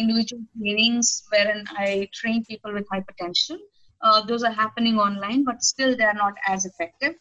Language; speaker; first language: English; non-native, local second language; Telugu